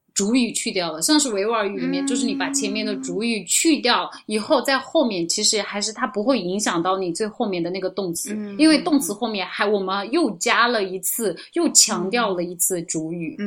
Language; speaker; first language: Chinese; non-native, local second language; Uyghur